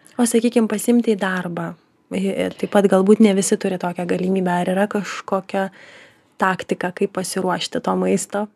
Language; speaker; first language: Lithuanian; native; Lithuanian